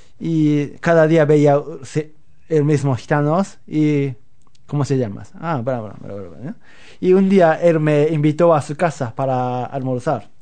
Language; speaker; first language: Spanish; non-native, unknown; Japanese